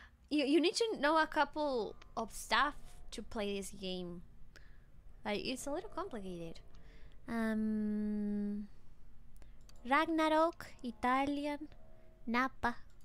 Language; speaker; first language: English; non-native, fluent; Spanish